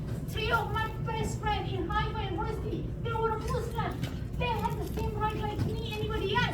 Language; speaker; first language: English; non-native, local second language; Hebrew